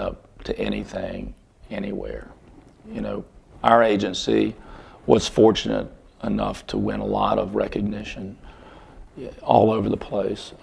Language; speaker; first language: English; native; English